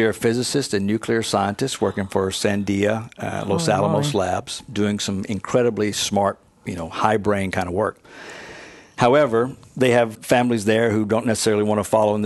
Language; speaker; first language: English; native; English